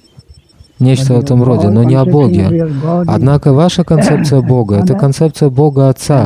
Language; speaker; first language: Russian; native; Russian